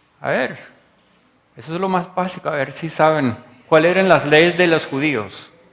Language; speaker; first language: Spanish; non-native, fluent; English